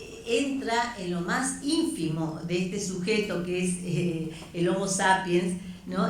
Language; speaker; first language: Spanish; native; Spanish